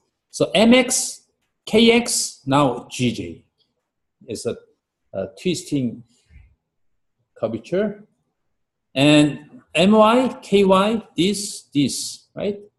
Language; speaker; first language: English; non-native, fluent; Korean